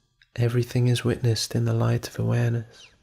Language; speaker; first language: English; native; English